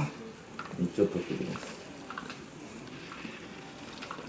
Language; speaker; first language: Japanese; native; Japanese